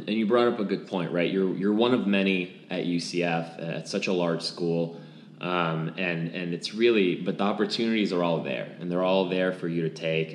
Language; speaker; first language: English; non-native, fluent; Lithuanian